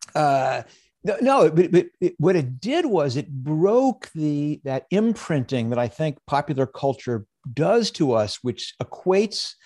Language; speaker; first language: English; native; English